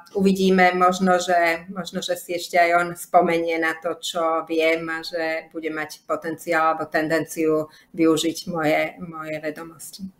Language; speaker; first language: Slovak; native; Slovak